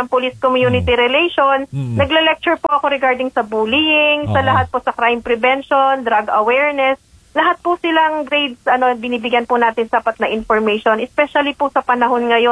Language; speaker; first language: Filipino; native; Filipino